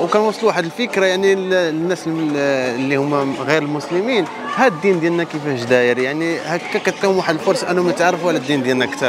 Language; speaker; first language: Arabic; native; Arabic